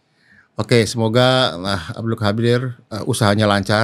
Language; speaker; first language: Indonesian; native; Indonesian